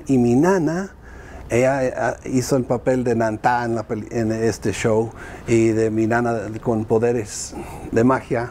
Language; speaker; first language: Spanish; early bilingual, heritage; Spanish